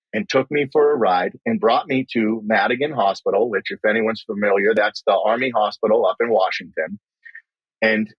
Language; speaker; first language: English; native; English